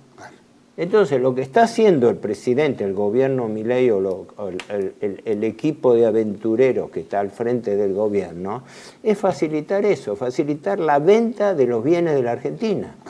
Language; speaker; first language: Spanish; native; Spanish